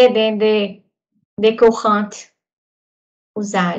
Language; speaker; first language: French; non-native, learner; Portuguese